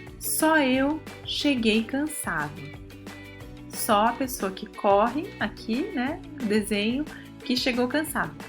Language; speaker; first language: Portuguese; early bilingual, other home language; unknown